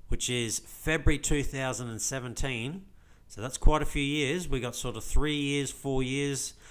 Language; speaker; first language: English; native; English